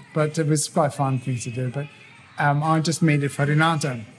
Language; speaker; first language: English; non-native, fluent; Italian